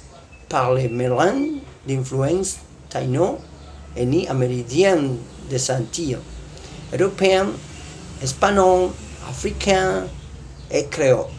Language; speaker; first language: French; non-native, learner; Spanish